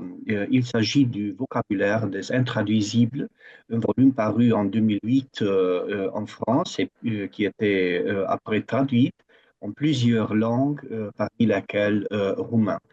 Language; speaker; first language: French; non-native, fluent; Romanian